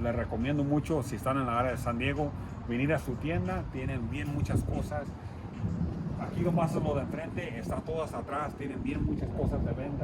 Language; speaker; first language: Spanish; early bilingual, heritage; Spanish